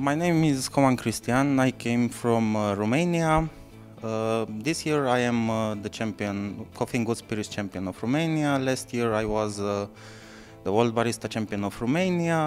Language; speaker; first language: English; non-native, learner; Romanian